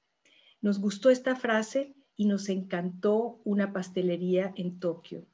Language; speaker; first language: Spanish; native; Spanish